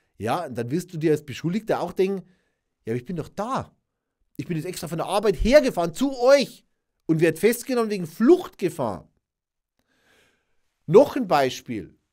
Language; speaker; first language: German; native; German